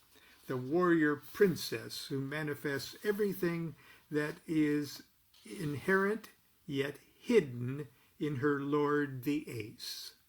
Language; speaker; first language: English; native; English